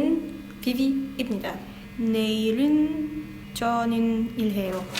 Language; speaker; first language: Korean; non-native, learner; Hungarian